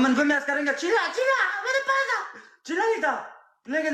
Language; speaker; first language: Swedish; non-native, learner; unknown